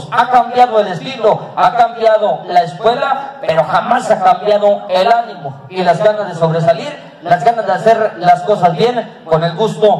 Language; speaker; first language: Spanish; native; Spanish